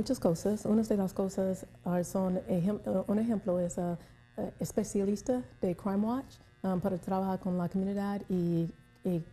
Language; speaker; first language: Spanish; non-native, learner; English